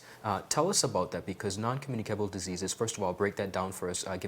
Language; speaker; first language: English; native; English